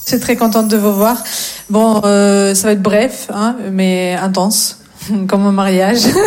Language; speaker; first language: French; non-native, fluent; Russian